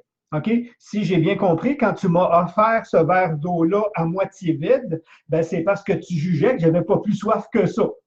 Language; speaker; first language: French; native; French